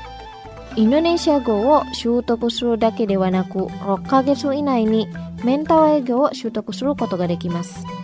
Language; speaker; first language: Japanese; non-native, fluent; Indonesian